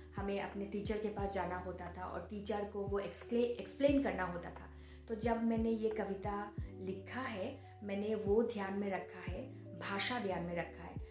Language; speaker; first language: Hindi; non-native, local second language; Bangla